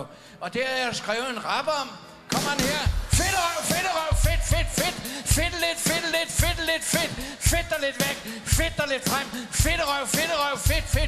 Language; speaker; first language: Danish; native; Danish